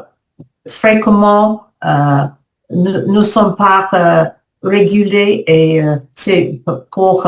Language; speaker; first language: French; non-native, learner; English